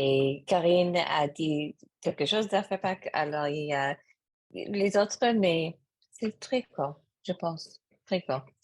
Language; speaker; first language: French; non-native, learner; English